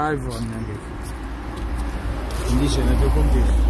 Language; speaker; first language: Dutch; non-native, learner; Indonesian